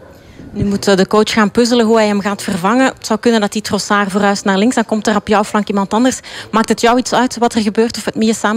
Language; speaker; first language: Dutch; native; Dutch